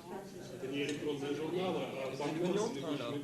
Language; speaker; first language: Russian; native; Russian